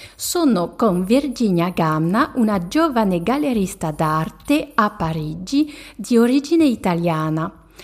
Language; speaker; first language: Italian; non-native, fluent; French